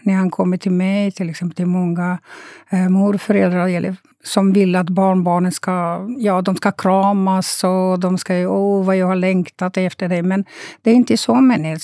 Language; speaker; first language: Swedish; non-native, fluent; Romanian